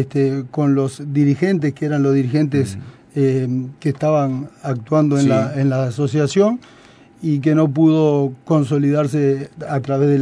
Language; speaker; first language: Spanish; native; Spanish